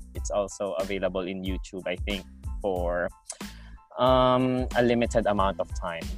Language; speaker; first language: English; non-native, local second language; Filipino